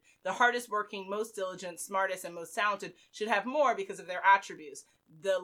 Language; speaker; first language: English; native; English